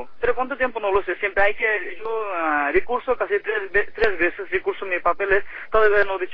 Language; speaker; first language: Spanish; non-native, learner; Bangla